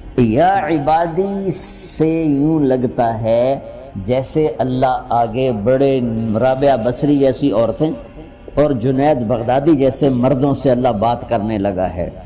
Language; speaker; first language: Urdu; non-native, local second language; Punjabi